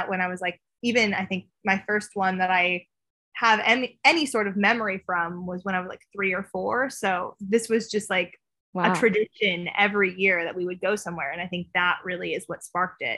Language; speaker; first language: English; native; English